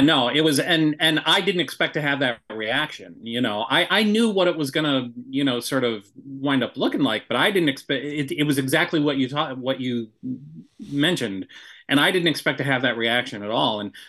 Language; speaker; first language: English; native; English